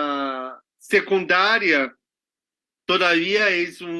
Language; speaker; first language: Spanish; non-native, learner; Portuguese